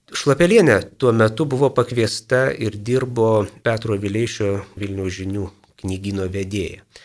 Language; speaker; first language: Lithuanian; native; Lithuanian